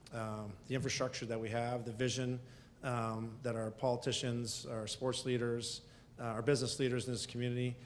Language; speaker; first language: English; native; English